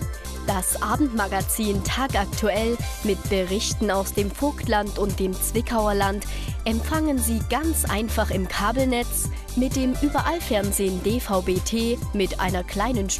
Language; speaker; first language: German; native; German